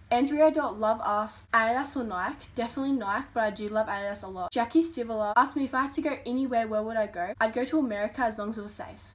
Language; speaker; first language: English; native; English